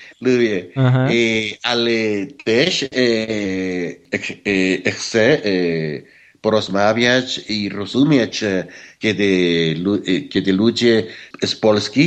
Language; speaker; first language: Polish; non-native, learner; Spanish